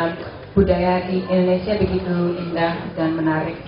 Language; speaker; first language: Indonesian; non-native, fluent; English